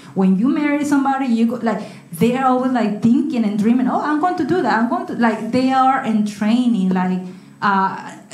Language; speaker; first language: English; non-native, learner; Spanish